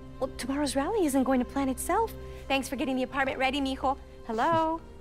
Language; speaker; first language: English; early bilingual, other home language; Spanish